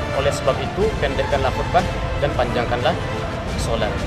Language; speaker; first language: Indonesian; native; Indonesian